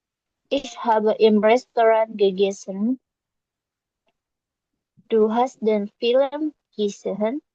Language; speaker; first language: German; non-native, learner; Indonesian